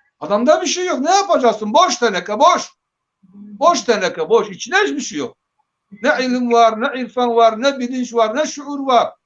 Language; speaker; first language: Turkish; non-native, local second language; Zaza